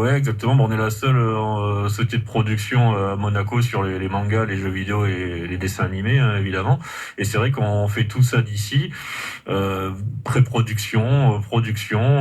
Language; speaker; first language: French; native; French